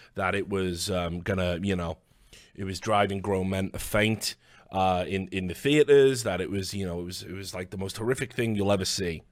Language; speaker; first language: English; native; English